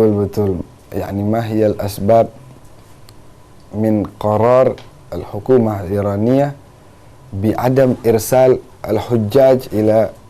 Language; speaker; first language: Arabic; non-native, fluent; Indonesian